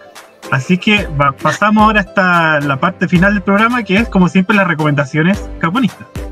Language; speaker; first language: Spanish; native; Spanish